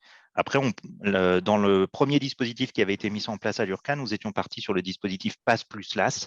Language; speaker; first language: French; native; French